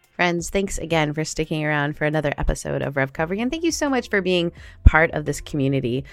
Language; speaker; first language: English; native; English